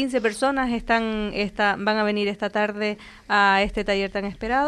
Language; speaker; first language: Spanish; native; Spanish